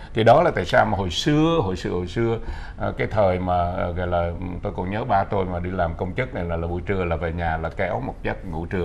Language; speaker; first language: Vietnamese; native; Vietnamese